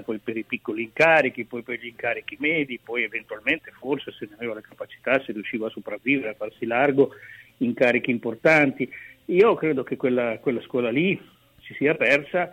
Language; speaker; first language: Italian; native; Italian